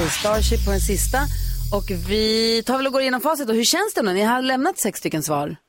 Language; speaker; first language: Swedish; native; Swedish